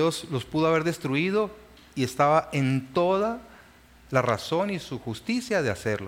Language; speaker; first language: Spanish; native; Spanish